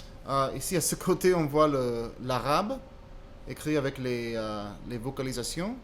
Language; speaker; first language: French; non-native, fluent; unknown